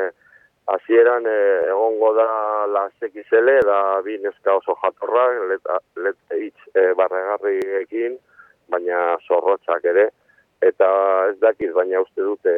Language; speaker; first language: Basque; non-native, local second language; Spanish